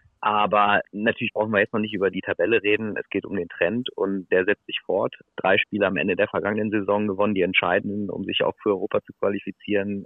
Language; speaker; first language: German; native; German